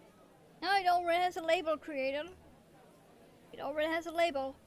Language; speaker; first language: English; non-native, fluent; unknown